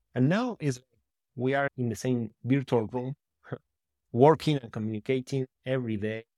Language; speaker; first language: English; non-native, fluent; Spanish